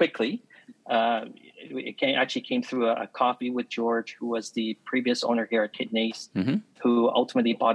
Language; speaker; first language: English; native; English